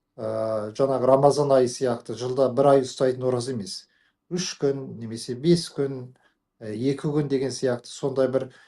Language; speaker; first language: Kazakh; native; Kazakh